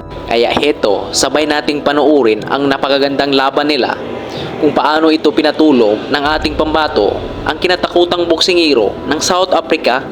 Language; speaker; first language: Filipino; native; Filipino